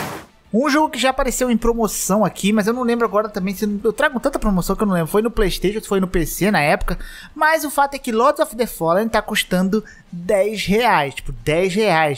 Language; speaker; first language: Portuguese; native; Portuguese